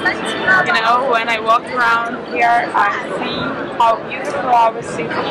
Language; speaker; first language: English; non-native, learner; Ukrainian